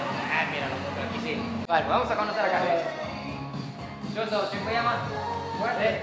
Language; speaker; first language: Spanish; non-native, fluent; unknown